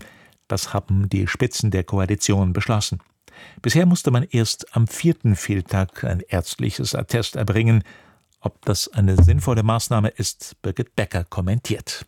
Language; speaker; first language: German; native; German